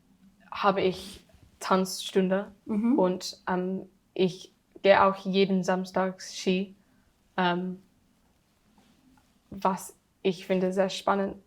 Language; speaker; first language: German; non-native, learner; English